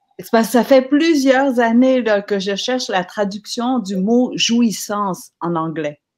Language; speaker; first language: French; early bilingual, other home language; Vietnamese